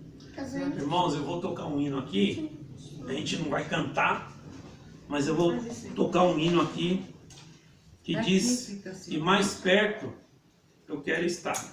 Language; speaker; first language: Portuguese; native; Portuguese